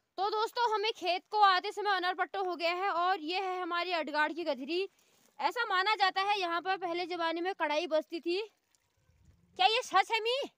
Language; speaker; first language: Hindi; native; Hindi